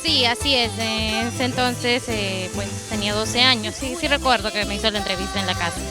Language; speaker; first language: Spanish; native; Spanish